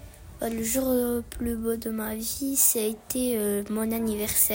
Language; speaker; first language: French; early bilingual, other home language; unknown